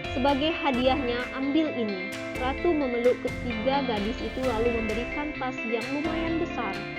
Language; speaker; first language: Indonesian; native; Indonesian